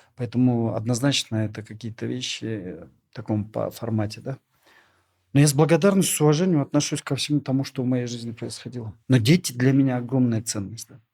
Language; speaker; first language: Russian; non-native, local second language; Kyrgyz